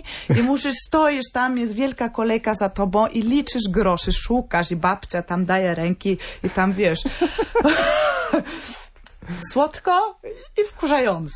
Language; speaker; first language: Polish; non-native, fluent; Norwegian